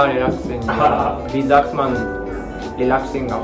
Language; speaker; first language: German; non-native, learner; Japanese